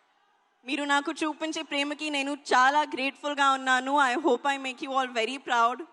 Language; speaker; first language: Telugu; non-native, local second language; Hindi